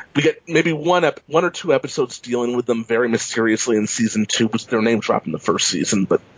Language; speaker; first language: English; native; English